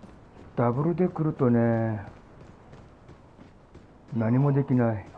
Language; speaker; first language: Japanese; native; Japanese